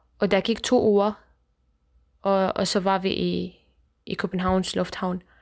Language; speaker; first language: Danish; non-native, fluent; Kurdish